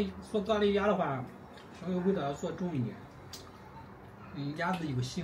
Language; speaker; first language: Chinese; native; Chinese